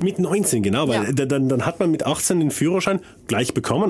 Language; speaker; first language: German; native; German